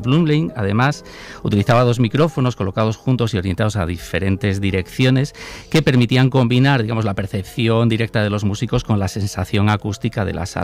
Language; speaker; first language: Spanish; native; Spanish